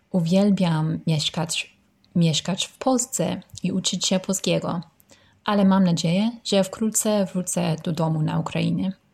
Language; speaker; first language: Polish; non-native, learner; English